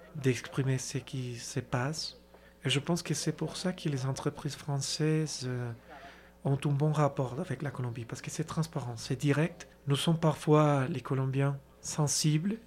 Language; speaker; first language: French; non-native, fluent; Spanish